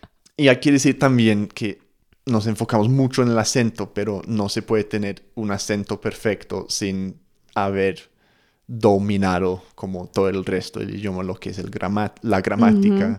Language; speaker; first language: Spanish; non-native, fluent; English